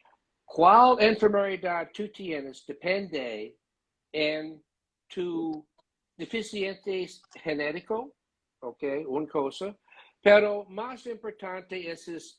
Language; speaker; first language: Spanish; non-native, learner; English